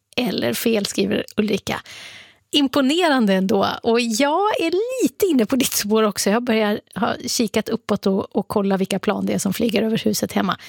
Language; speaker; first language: Swedish; native; Swedish